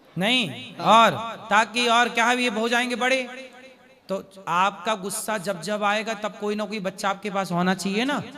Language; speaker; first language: Hindi; native; Hindi